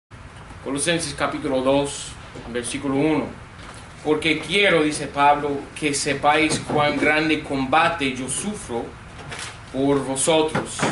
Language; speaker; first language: Spanish; non-native, fluent; English